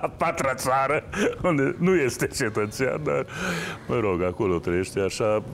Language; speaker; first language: Romanian; non-native, local second language; Hungarian